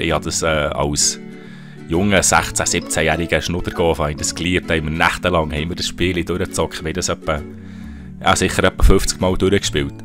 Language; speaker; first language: German; native; German